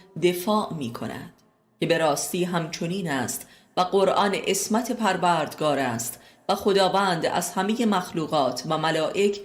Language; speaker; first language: Persian; native; Persian